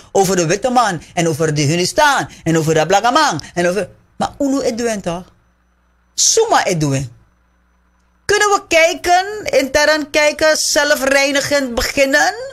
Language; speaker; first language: Dutch; native; Dutch